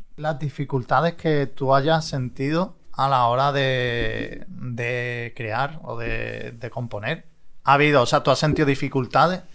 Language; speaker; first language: Spanish; native; Spanish